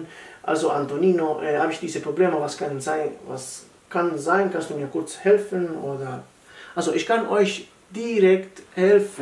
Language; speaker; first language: German; non-native, learner; Italian